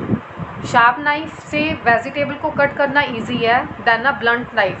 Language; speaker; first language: Hindi; native; Hindi